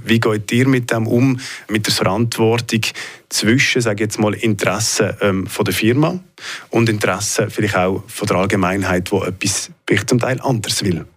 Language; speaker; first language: German; native; German